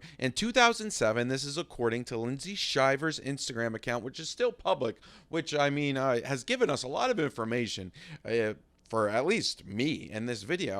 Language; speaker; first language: English; native; English